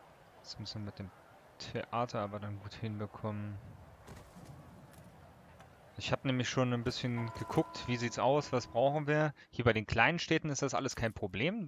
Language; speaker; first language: German; native; German